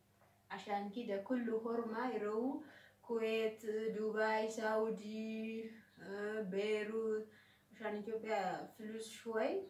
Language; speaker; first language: Arabic; non-native, learner; Oromo